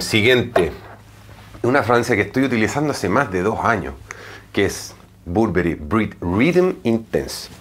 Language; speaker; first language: Spanish; native; Spanish